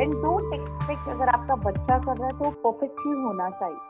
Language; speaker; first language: Hindi; native; Hindi